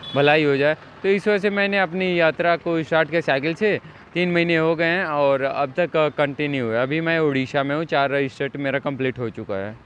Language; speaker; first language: Hindi; native; Hindi